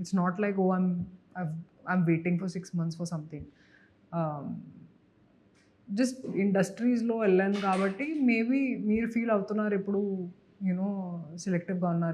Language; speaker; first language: Telugu; non-native, fluent; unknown